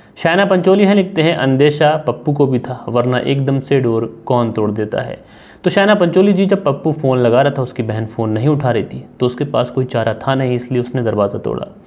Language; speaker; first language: Hindi; native; Hindi